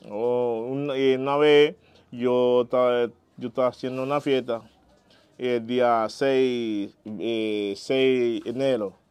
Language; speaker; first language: Spanish; non-native, learner; Haitian Creole